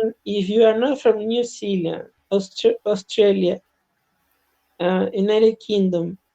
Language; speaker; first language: English; non-native, learner; Spanish